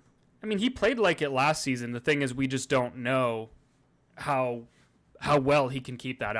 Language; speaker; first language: English; native; English